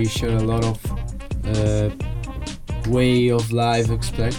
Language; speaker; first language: English; non-native, learner; Italian